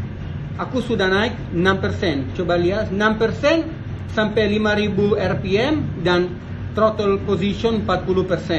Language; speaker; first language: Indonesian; non-native, learner; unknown